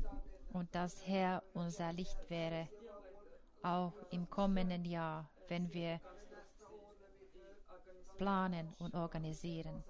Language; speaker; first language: German; non-native, fluent; Finnish